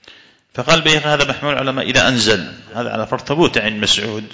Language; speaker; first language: Arabic; native; Arabic